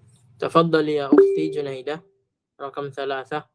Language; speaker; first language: Arabic; non-native, fluent; Filipino